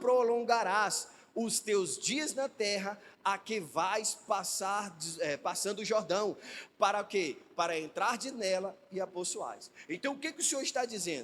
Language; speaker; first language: Portuguese; native; Portuguese